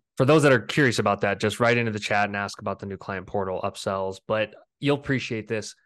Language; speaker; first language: English; early bilingual, other home language; Filipino